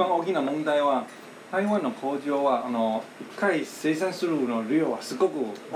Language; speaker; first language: Japanese; non-native, fluent; Chinese